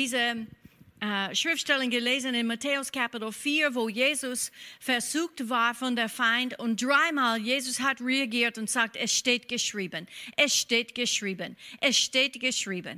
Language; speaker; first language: German; non-native, fluent; English